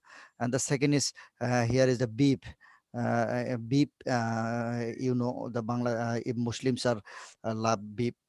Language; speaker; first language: English; non-native, learner; Bangla